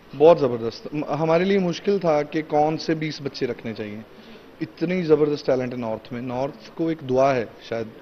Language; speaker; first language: Hindi; native; Hindi